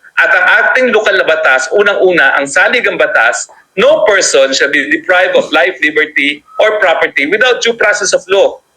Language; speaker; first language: Filipino; native; Filipino